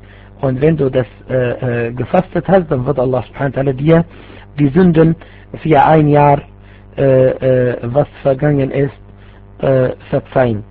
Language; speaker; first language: German; non-native, fluent; Arabic